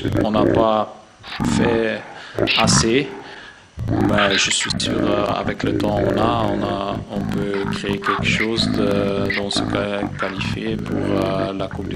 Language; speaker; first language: French; non-native, fluent; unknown